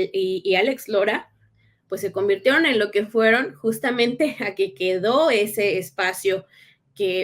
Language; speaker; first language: Spanish; native; Spanish